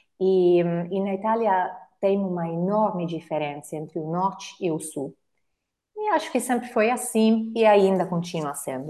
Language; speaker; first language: Portuguese; non-native, fluent; Italian